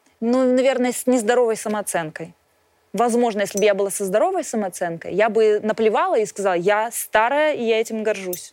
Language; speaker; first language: Russian; native; Russian